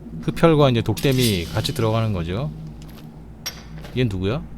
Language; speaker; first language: Korean; native; Korean